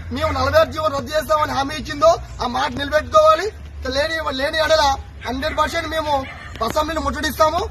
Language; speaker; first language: Telugu; native; Telugu